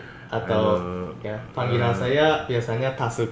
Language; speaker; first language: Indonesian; non-native, fluent; Japanese